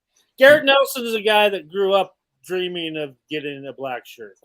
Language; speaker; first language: English; native; English